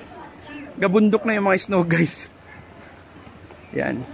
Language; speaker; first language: Filipino; native; Filipino